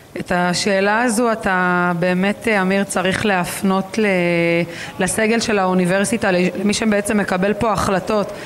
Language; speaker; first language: Hebrew; native; Hebrew